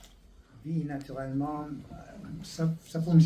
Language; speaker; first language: French; non-native, learner; Hungarian